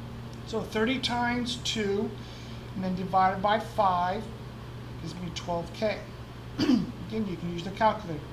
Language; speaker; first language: English; native; English